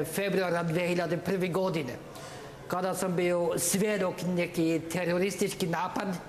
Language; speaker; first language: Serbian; non-native, learner; Norwegian